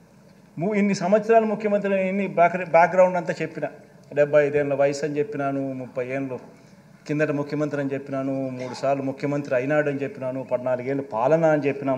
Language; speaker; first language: Telugu; native; Telugu